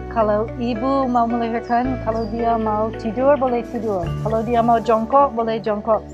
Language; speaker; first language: Indonesian; non-native, learner; English